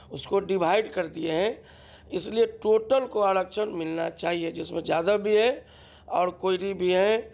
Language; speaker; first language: Hindi; native; Hindi